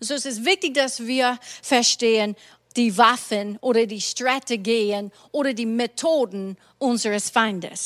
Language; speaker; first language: German; non-native, fluent; English